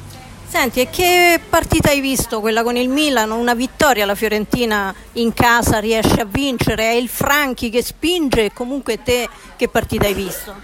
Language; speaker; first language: Italian; native; Italian